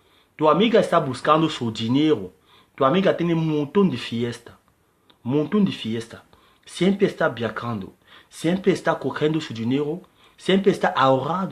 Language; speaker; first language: Spanish; non-native, learner; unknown